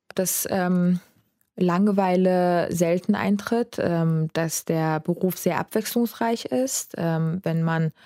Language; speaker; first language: German; non-native, fluent; Azerbaijani